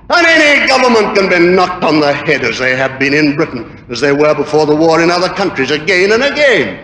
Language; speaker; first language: English; native; English